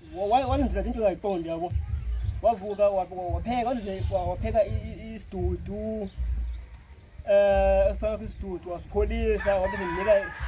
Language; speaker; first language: Zulu; non-native, local second language; Xhosa